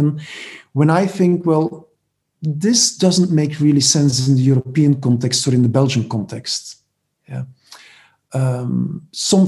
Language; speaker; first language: English; non-native, fluent; Dutch